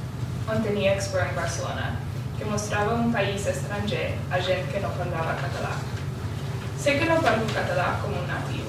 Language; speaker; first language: Catalan; non-native, learner; English